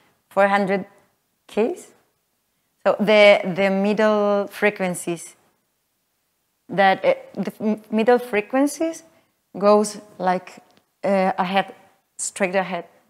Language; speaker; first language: English; non-native, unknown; Spanish